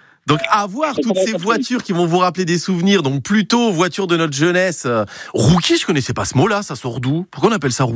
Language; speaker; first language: French; native; French